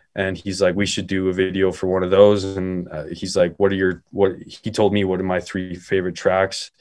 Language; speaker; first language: English; native; English